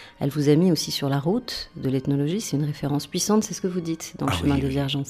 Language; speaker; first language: French; native; French